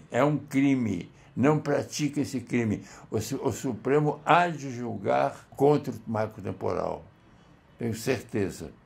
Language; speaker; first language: Portuguese; native; Portuguese